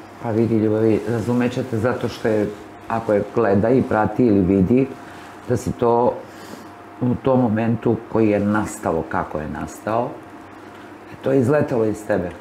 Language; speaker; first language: Serbian; native; Serbian